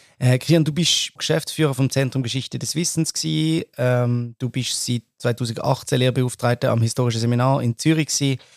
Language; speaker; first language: German; native; German